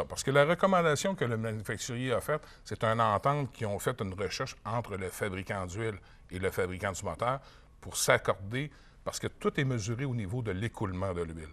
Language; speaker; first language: French; native; French